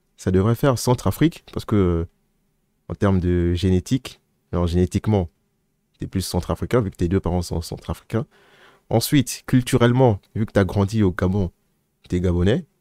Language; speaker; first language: French; native; French